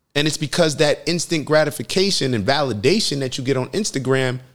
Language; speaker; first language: English; native; English